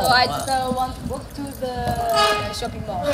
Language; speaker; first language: English; non-native, learner; Chinese